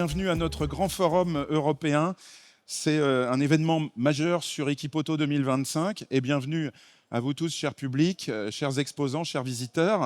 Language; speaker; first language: French; native; French